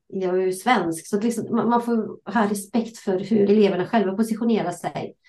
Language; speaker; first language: Swedish; non-native, fluent; Russian